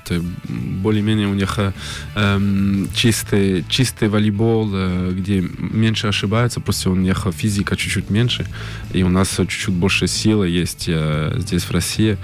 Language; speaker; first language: Russian; early bilingual, heritage; French